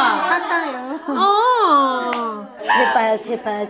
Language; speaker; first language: Korean; non-native, learner; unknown